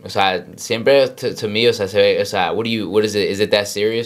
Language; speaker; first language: English; early bilingual, other home language; Spanish